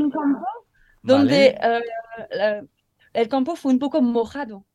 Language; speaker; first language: Spanish; non-native, learner; French